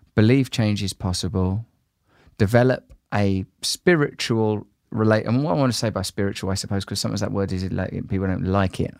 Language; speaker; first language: English; native; English